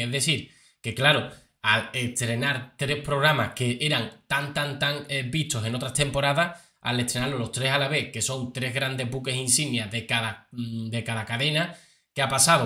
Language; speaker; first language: Spanish; native; Spanish